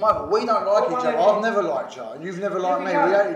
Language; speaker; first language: English; native; English